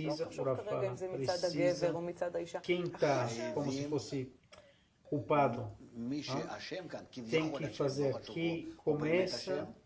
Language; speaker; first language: Portuguese; non-native, fluent; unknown